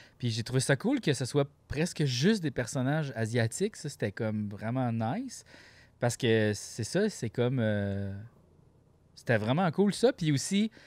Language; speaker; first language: French; native; French